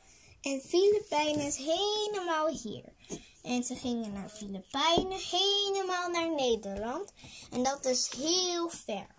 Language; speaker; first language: Dutch; early bilingual, other home language; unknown